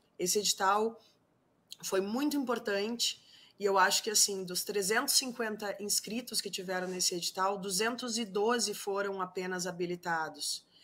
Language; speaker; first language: Portuguese; non-native, fluent; Spanish